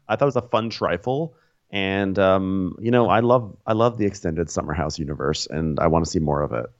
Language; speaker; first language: English; native; English